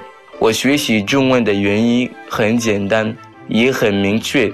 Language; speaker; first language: Chinese; non-native, fluent; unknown